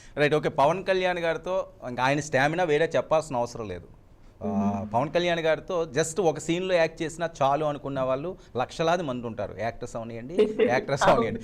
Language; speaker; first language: Telugu; native; Telugu